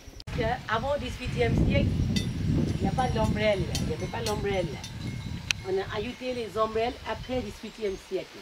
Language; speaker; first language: French; non-native, local second language; Burmese